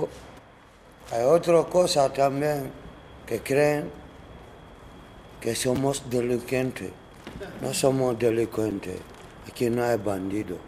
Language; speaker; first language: Spanish; non-native, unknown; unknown